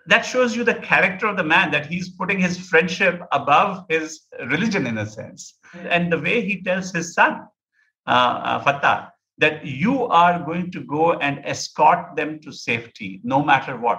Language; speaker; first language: English; non-native, local second language; Punjabi